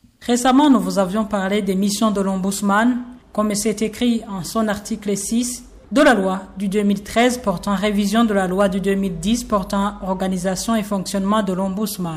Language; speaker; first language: French; non-native, local second language; Rundi